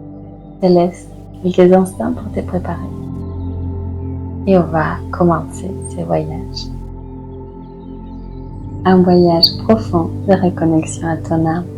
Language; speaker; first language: French; native; French